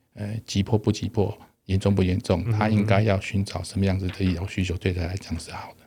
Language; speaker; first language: Chinese; native; Chinese